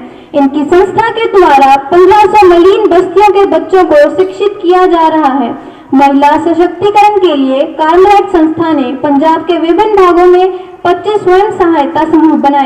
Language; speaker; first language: Hindi; non-native, local second language; Punjabi